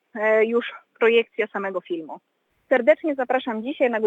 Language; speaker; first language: Polish; native; Polish